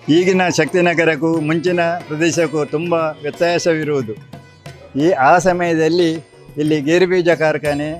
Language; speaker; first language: Kannada; non-native, local second language; Malayalam